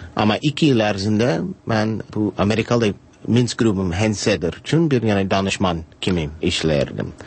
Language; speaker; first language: Azerbaijani; non-native, fluent; English